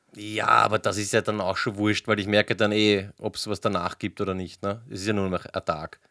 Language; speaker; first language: German; native; German